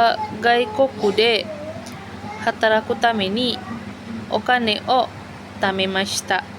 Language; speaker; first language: Japanese; non-native, learner; Indonesian